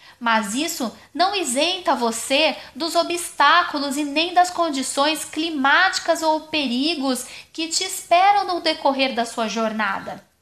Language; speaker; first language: Portuguese; non-native, fluent; German